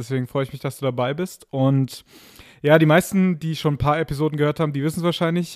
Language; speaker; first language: German; native; German